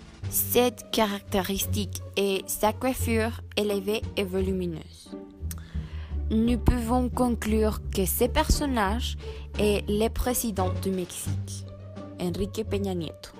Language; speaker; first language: French; non-native, learner; Spanish